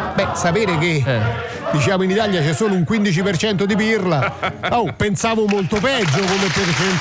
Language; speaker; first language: Italian; native; Italian